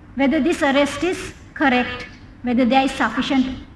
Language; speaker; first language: English; non-native, local second language; Sinhala